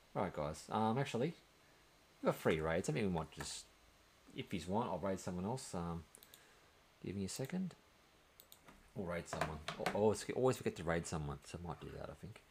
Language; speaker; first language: English; native; English